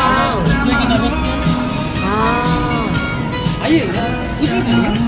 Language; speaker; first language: Korean; non-native, learner; Nepali